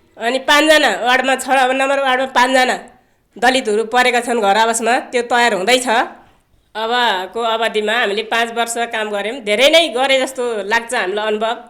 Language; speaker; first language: Nepali; native; Nepali